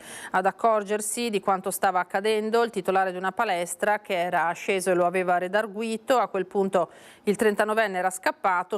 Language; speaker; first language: Italian; native; Italian